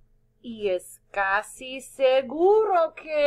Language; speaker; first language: Spanish; non-native, fluent; English